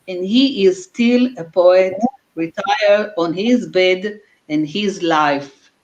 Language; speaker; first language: English; non-native, fluent; Hebrew